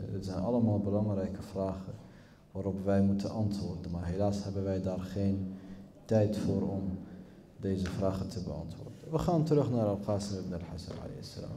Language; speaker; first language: Dutch; early bilingual, other home language; Arabic